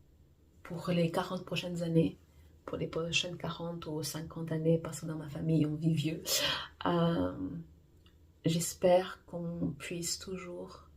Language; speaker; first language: French; non-native, fluent; Portuguese